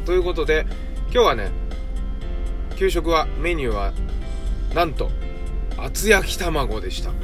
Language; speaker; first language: Japanese; native; Japanese